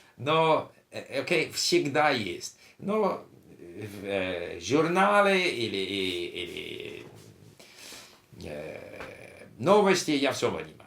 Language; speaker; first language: Russian; non-native, learner; English